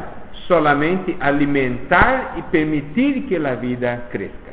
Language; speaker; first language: Spanish; non-native, fluent; Portuguese